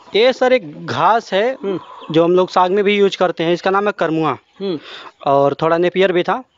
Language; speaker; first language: Hindi; native; Hindi